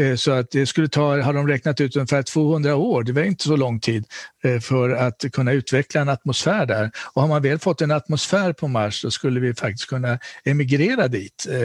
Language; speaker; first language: Swedish; native; Swedish